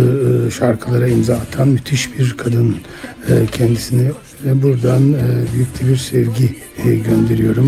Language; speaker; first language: Turkish; native; Turkish